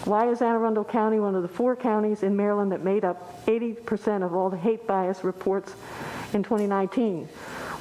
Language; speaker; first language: English; native; English